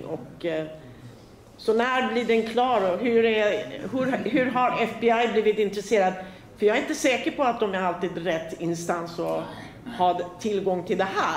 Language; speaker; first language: Swedish; native; Swedish